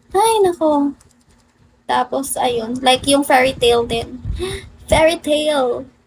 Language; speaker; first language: Filipino; non-native, local second language; Cebuano